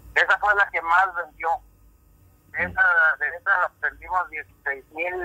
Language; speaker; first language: Spanish; native; Spanish